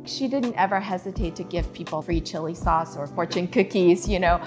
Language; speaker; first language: English; early bilingual, other home language; Chinese